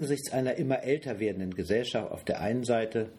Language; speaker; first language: German; native; German